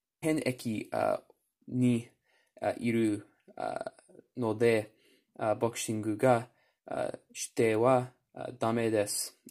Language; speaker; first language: Japanese; non-native, learner; English